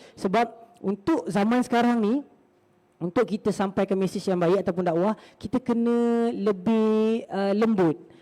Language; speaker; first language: Malay; native; Malay